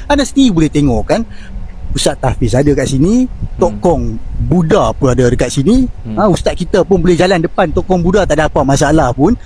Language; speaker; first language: Malay; native; Malay